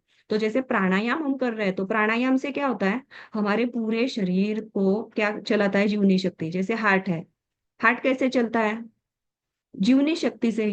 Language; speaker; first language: Hindi; native; Hindi